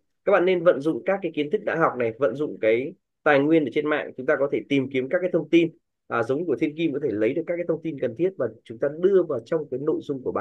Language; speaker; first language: Vietnamese; native; Vietnamese